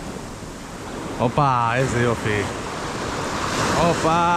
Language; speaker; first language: Hebrew; native; Hebrew